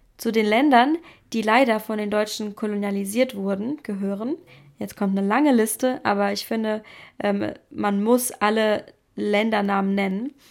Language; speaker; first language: German; native; German